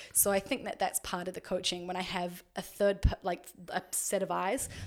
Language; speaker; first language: English; native; English